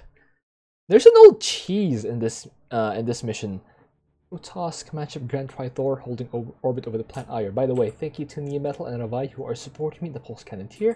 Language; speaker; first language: English; native; English